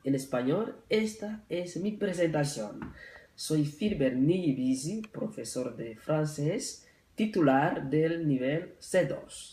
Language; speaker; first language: Spanish; non-native, fluent; French